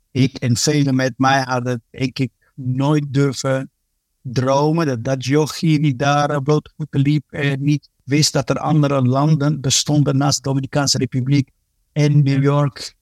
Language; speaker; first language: Dutch; early bilingual, other home language; Spanish